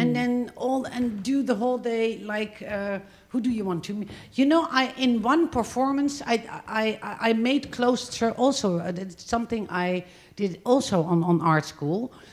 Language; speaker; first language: English; non-native, fluent; Dutch